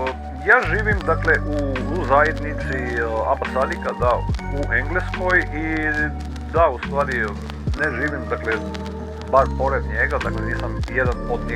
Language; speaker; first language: Croatian; native; Croatian